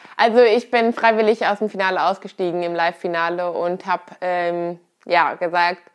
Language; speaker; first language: German; native; German